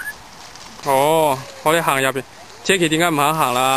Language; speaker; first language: Cantonese; native; Cantonese